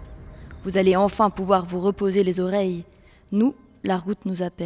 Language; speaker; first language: French; native; French